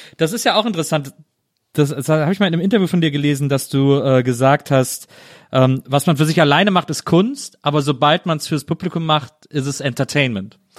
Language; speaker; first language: German; native; German